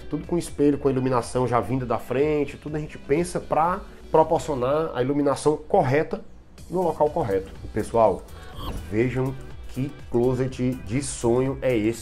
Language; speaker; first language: Portuguese; native; Portuguese